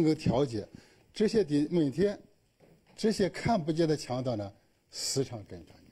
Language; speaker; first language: Chinese; native; Chinese